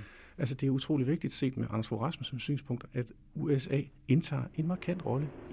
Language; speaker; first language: Danish; native; Danish